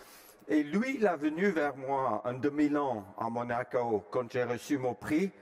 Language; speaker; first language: French; non-native, fluent; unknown